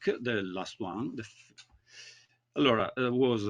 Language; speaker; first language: English; non-native, learner; Italian